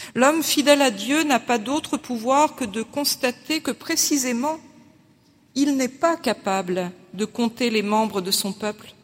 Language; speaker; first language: French; native; French